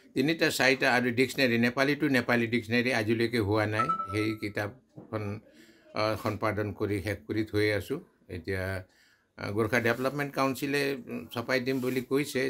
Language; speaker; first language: Assamese; non-native, local second language; Nepali